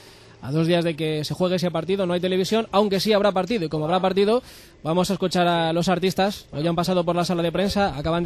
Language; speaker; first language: Spanish; native; Spanish